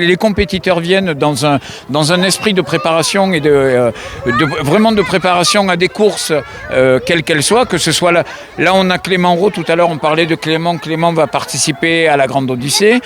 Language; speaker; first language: French; native; French